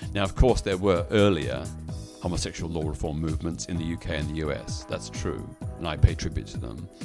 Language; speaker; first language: English; native; English